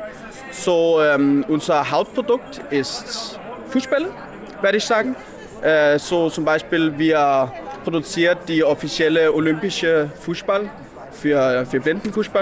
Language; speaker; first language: German; non-native, learner; Danish